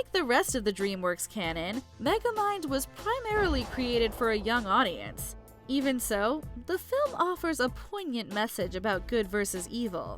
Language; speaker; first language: English; native; English